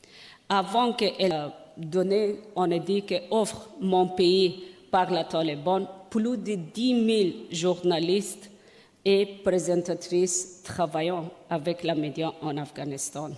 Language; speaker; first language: French; non-native, learner; Persian